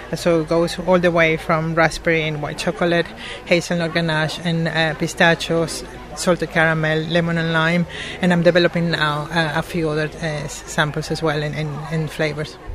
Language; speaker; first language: English; non-native, fluent; Spanish